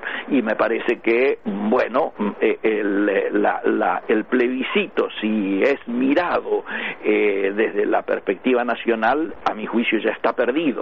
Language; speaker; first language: Spanish; native; Spanish